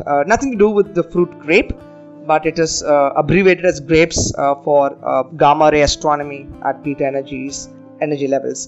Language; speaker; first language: English; non-native, local second language; Tamil